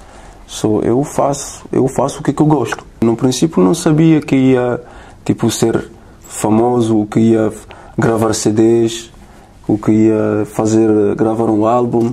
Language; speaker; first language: Portuguese; non-native, learner; French